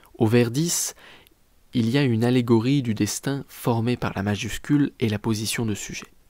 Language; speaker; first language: French; native; French